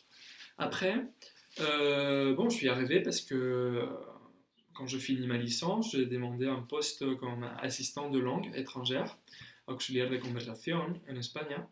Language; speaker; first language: French; non-native, fluent; Spanish